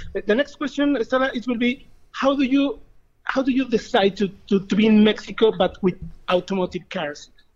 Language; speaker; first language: English; non-native, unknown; Spanish